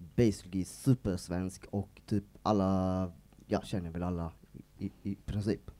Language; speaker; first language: Swedish; native; Swedish